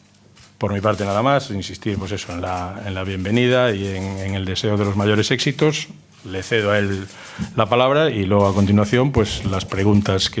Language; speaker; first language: Spanish; native; Spanish